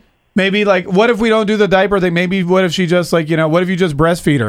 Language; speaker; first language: English; native; English